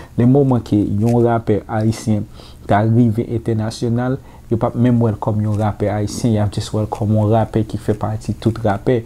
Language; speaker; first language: Haitian Creole; early bilingual, heritage; Haitian Creole